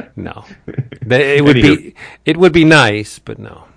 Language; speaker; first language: English; early bilingual, other home language; Italian